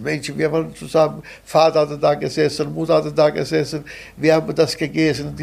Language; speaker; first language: German; non-native, fluent; Italian